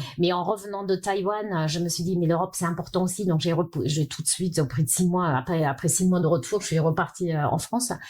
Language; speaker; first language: French; non-native, fluent; German